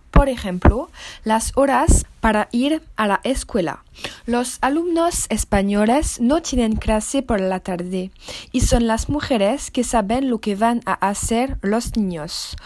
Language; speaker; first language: Spanish; non-native, learner; French